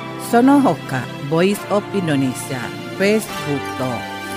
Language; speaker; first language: Japanese; non-native, fluent; Indonesian